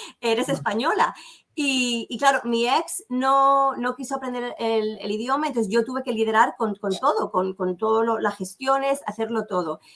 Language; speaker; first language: Spanish; native; Spanish